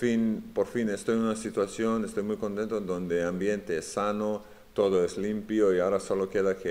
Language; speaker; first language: Spanish; non-native, fluent; Serbian